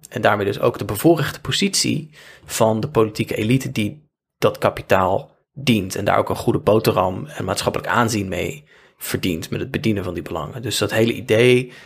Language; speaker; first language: Dutch; native; Dutch